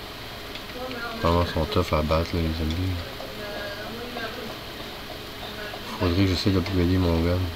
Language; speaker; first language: French; native; French